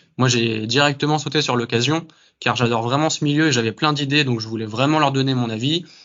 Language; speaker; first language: French; native; French